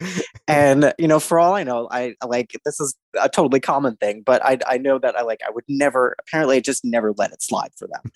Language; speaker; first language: English; native; English